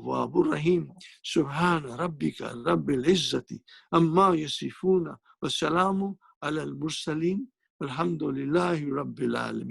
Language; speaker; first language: Arabic; non-native, fluent; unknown